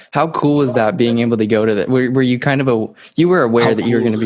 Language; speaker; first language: English; native; English